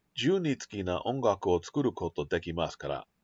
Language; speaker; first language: Japanese; non-native, learner; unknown